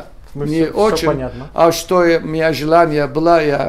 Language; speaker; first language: Russian; non-native, learner; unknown